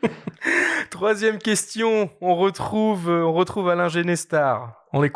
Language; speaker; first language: French; native; French